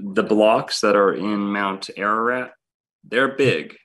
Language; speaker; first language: English; native; English